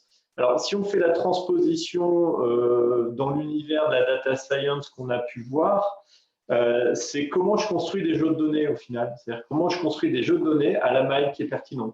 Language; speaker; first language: French; native; French